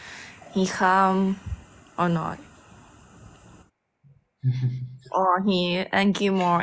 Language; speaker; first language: English; non-native, learner; Thai